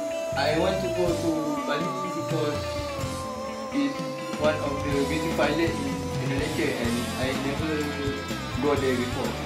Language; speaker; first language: English; non-native, local second language; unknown